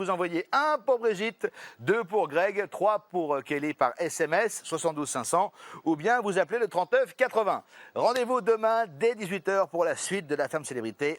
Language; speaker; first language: French; native; French